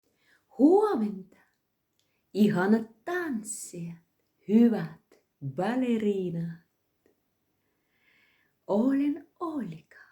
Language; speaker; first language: Finnish; non-native, fluent; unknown